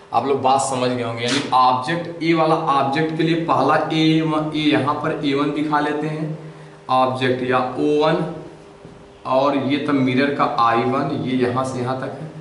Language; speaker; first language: Hindi; native; Hindi